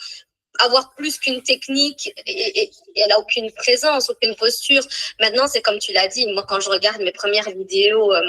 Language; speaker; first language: French; native; French